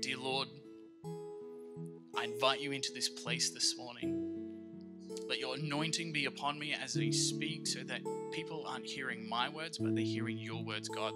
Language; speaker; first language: English; native; English